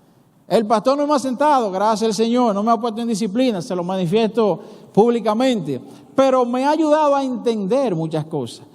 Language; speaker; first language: Spanish; native; Spanish